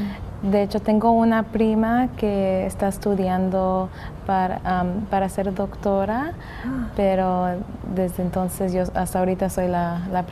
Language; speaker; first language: Spanish; early bilingual, heritage; English